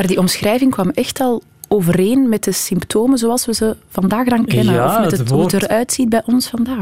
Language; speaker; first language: Dutch; native; Dutch